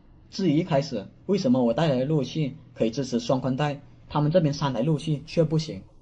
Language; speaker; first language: Chinese; native; Chinese